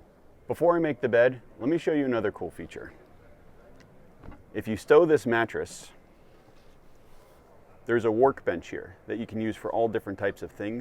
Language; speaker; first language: English; native; English